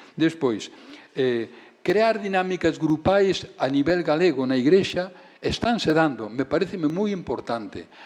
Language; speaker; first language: Galician; native; Galician